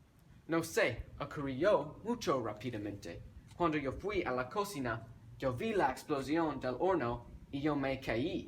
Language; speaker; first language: Spanish; non-native, learner; English